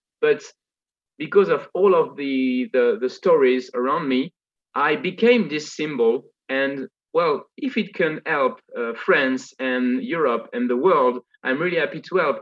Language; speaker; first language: English; non-native, fluent; French